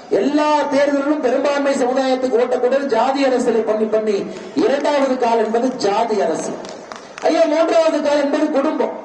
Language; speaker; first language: Tamil; native; Tamil